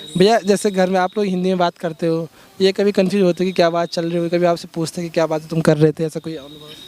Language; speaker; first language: Hindi; native; Hindi